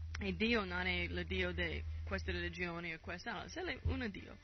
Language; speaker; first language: Italian; non-native, learner; English